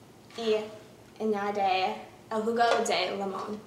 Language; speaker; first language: Spanish; non-native, learner; English